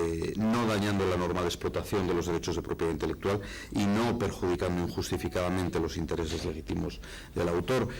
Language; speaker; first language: Spanish; native; Spanish